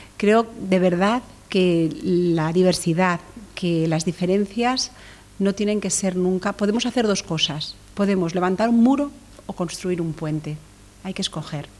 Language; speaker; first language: Spanish; native; Spanish